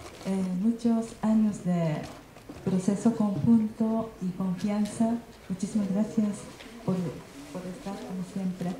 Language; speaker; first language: Spanish; non-native, learner; Japanese